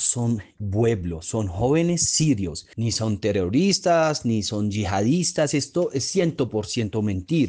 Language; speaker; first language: Spanish; non-native, fluent; Arabic